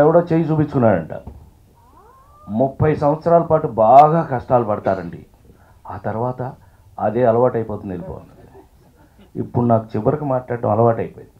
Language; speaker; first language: Telugu; native; Telugu